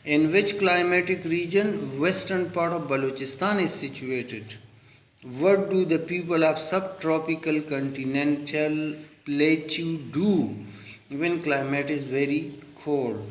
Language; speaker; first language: English; non-native, local second language; Urdu